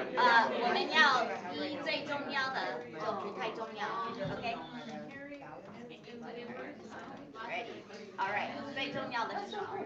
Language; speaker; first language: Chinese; non-native, fluent; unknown